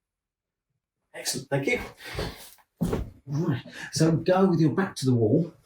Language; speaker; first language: English; native; English